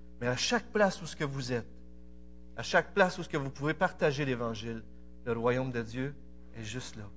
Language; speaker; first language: French; native; French